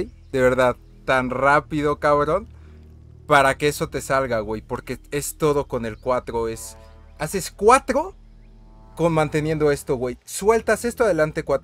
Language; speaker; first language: Spanish; native; Spanish